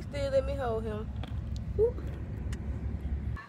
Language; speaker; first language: English; native; English